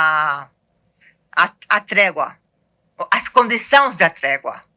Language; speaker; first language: Portuguese; non-native, fluent; Arabic